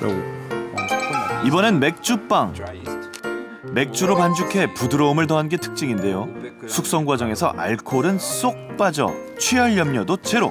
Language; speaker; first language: Korean; native; Korean